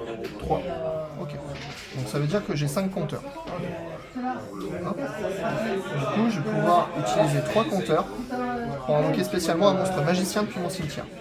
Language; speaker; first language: French; native; French